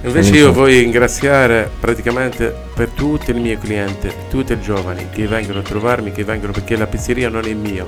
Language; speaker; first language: Italian; non-native, learner; Arabic